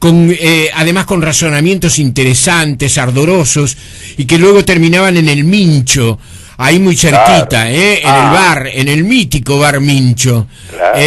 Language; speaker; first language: Spanish; native; Spanish